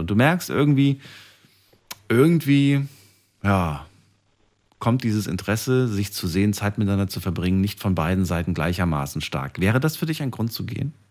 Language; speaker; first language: German; native; German